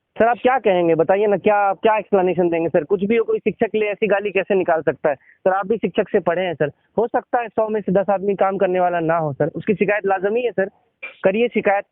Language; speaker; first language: Hindi; native; Hindi